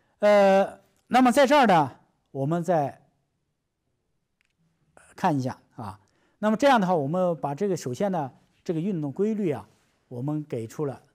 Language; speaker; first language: Chinese; native; Chinese